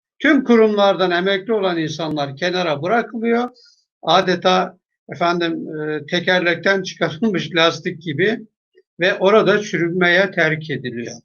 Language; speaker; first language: Turkish; native; Turkish